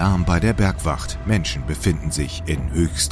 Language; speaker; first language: German; native; German